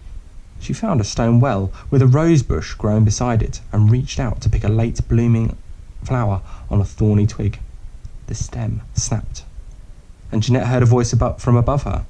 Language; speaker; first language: English; native; English